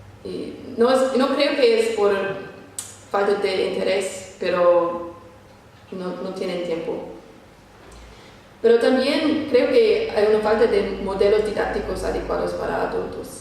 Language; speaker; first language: Spanish; non-native, fluent; English